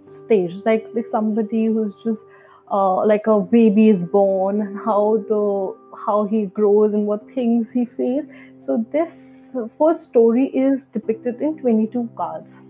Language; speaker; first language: English; non-native, local second language; Hindi